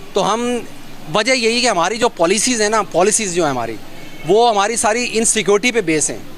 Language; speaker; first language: Urdu; non-native, local second language; Punjabi